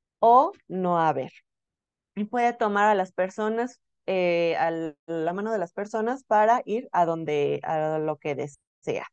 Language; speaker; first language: Spanish; native; Spanish